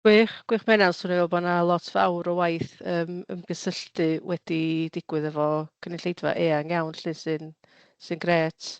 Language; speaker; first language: Welsh; native; Welsh